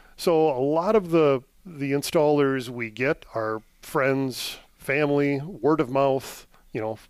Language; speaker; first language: English; native; English